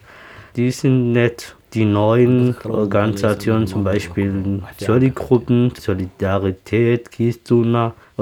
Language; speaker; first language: German; non-native, learner; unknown